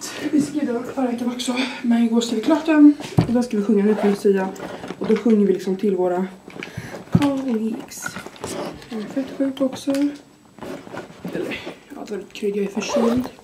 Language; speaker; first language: Swedish; native; Swedish